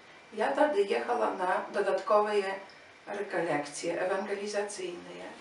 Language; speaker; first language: Polish; non-native, learner; Ukrainian